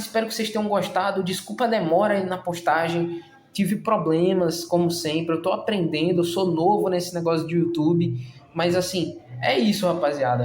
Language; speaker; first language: Portuguese; native; Portuguese